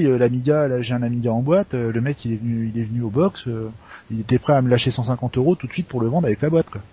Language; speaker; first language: French; native; French